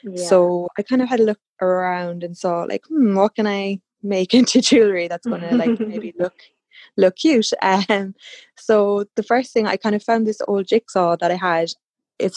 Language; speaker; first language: English; native; English